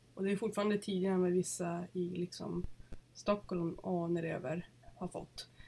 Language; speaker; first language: Swedish; native; Swedish